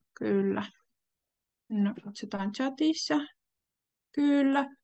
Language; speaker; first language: Finnish; native; Finnish